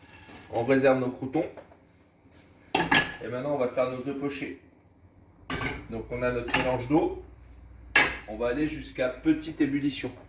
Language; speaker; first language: French; native; French